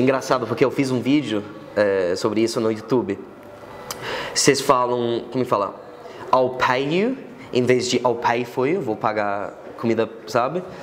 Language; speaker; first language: Portuguese; non-native, fluent; English